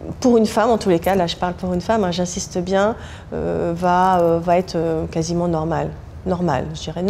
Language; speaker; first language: French; native; French